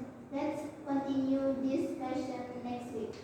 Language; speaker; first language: English; non-native, learner; Indonesian